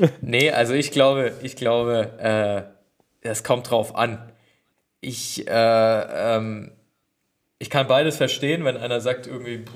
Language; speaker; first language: German; native; German